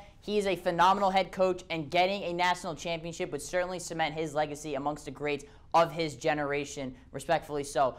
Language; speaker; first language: English; native; English